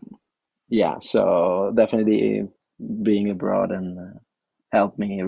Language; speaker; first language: English; non-native, fluent; Italian